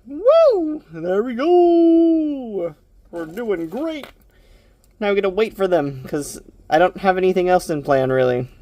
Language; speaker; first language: English; native; English